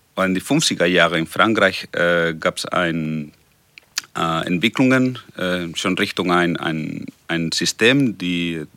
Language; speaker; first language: German; non-native, fluent; Spanish